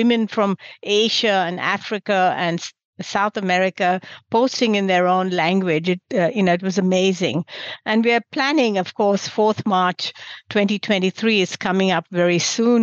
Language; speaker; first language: English; non-native, local second language; Gujarati